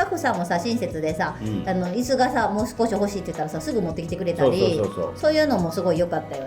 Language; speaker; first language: Japanese; native; Japanese